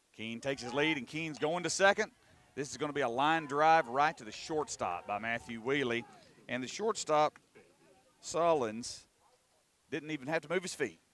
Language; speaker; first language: English; native; English